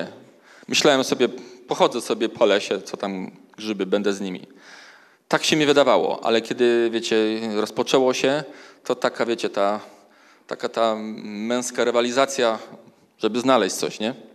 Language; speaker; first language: Polish; native; Polish